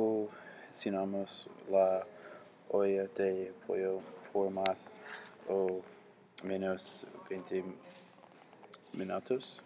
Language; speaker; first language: Spanish; non-native, learner; English